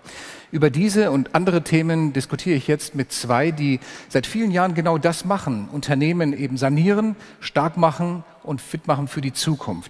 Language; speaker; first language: German; native; German